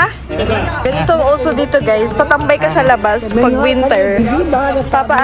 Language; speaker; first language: Filipino; native; Filipino